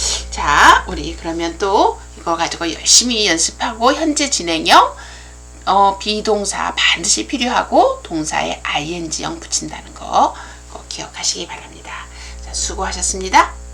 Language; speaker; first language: Korean; native; Korean